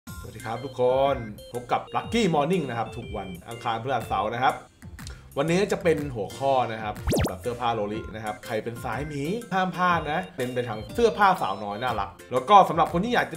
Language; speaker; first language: Thai; native; Thai